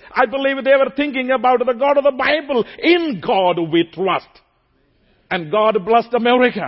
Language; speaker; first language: English; non-native, local second language; Malayalam